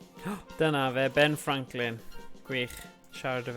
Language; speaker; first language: Welsh; native; Welsh